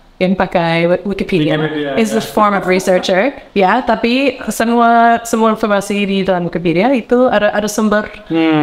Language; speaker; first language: Indonesian; non-native, learner; English